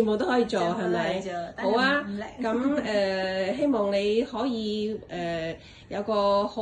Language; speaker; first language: Cantonese; native; Cantonese